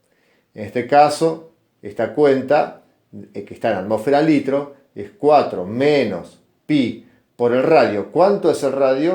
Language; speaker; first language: Spanish; native; Spanish